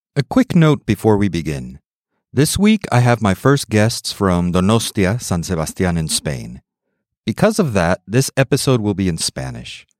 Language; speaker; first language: English; native; English